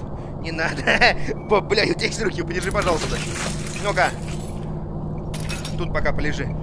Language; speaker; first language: Russian; native; Russian